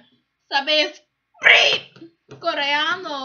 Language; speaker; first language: Spanish; non-native, learner; English